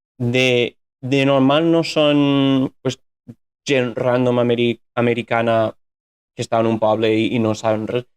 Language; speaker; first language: Catalan; non-native, fluent; English